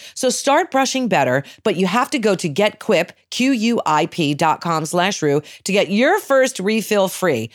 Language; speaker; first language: English; native; English